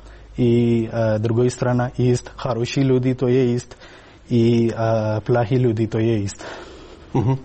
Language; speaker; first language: Russian; non-native, learner; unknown